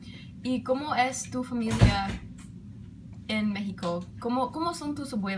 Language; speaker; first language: Spanish; non-native, learner; English